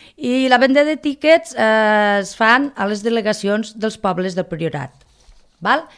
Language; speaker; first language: Catalan; native; Catalan